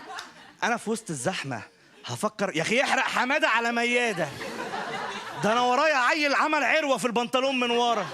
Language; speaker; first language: Arabic; native; Arabic